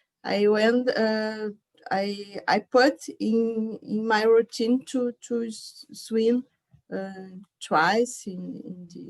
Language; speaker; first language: English; non-native, learner; Portuguese